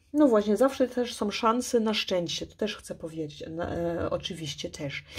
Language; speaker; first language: Polish; early bilingual, heritage; Polish